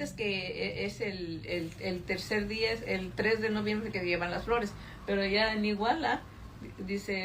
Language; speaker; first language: Spanish; native; Spanish